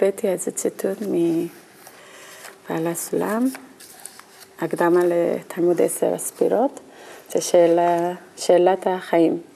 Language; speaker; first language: Hebrew; non-native, learner; Korean